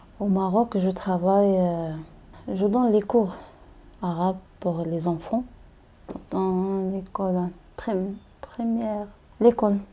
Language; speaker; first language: French; non-native, learner; Arabic